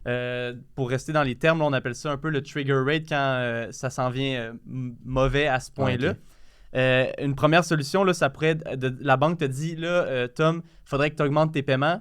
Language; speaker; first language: French; native; French